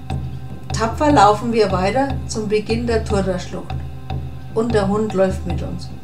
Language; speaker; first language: German; native; German